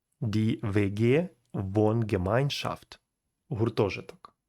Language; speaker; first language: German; non-native, fluent; Ukrainian